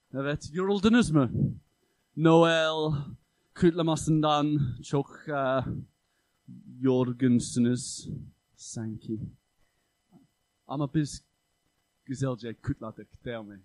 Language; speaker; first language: Turkish; non-native, fluent; English